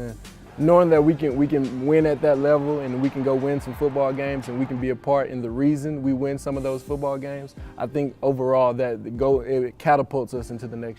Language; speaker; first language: English; native; English